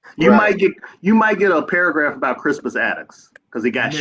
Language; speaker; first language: English; native; English